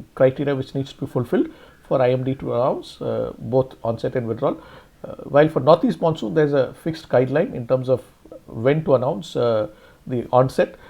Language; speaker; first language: English; non-native, local second language; Tamil